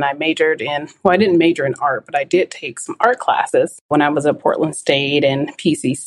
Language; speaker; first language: English; native; English